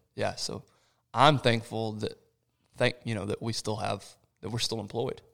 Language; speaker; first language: English; early bilingual, other home language; Portuguese